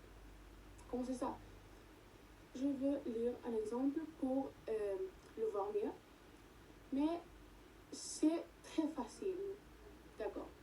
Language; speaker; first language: French; non-native, learner; Spanish